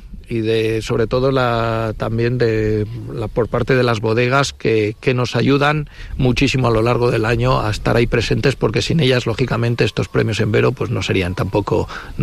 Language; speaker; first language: Spanish; native; Spanish